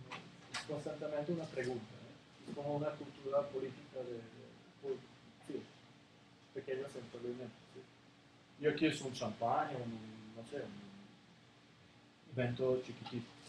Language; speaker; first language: Spanish; non-native, learner; Serbian